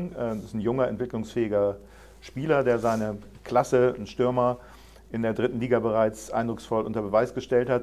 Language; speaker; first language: German; native; German